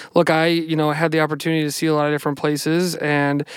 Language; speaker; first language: English; native; English